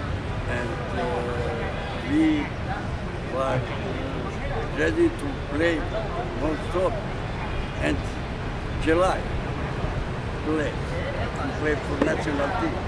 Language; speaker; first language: English; non-native, learner; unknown